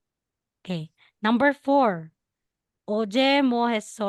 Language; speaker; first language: Korean; non-native, learner; Filipino